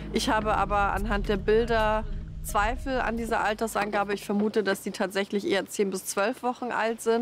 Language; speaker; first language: German; native; German